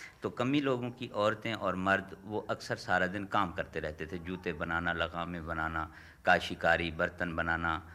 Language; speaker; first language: Urdu; non-native, local second language; Saraiki